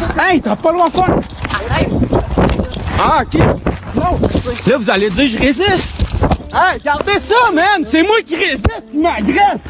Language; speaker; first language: French; native; French